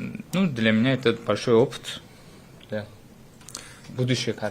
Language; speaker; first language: Russian; non-native, fluent; Uzbek